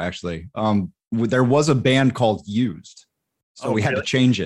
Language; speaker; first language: English; native; English